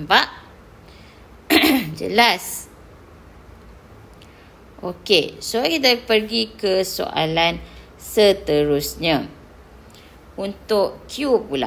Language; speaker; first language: Malay; native; Malay